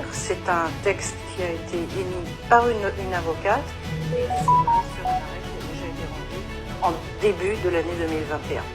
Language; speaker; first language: French; native; French